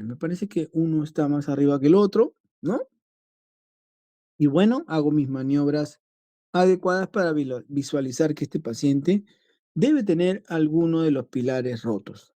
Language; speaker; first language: Spanish; native; Spanish